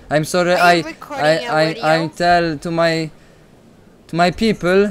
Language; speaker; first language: English; non-native, learner; Polish